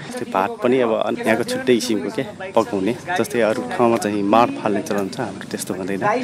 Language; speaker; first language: Nepali; native; Nepali